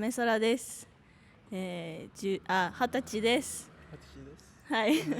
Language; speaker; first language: Japanese; native; Japanese